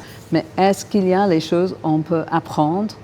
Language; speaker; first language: French; non-native, fluent; English